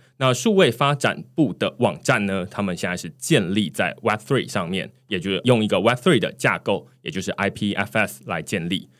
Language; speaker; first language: Chinese; native; Chinese